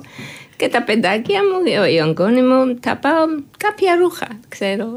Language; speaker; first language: Greek; non-native, learner; Georgian